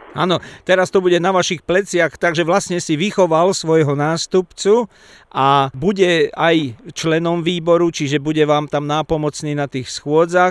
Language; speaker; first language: Slovak; native; Slovak